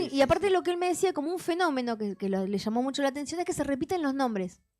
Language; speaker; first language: Spanish; native; Spanish